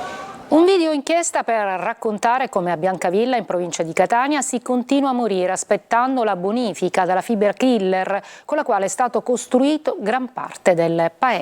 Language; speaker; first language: Italian; native; Italian